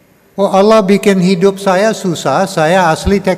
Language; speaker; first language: Indonesian; non-native, learner; English